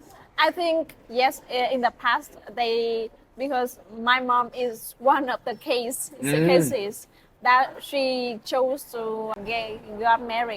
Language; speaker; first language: English; non-native, learner; Vietnamese